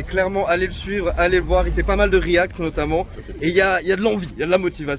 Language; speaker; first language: French; native; French